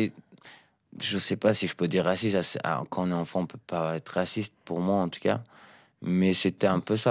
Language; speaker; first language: French; non-native, fluent; Persian